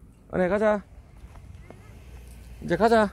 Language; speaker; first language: Korean; native; Korean